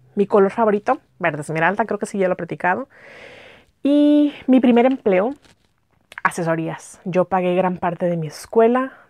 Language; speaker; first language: Spanish; native; Spanish